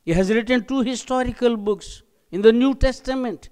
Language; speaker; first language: English; non-native, local second language; Telugu